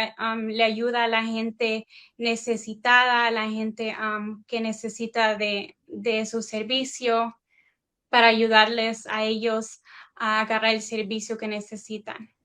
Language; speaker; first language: Spanish; early bilingual, heritage; Spanish